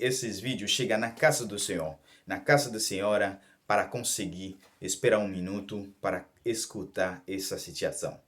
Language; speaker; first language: Portuguese; non-native, learner; Haitian Creole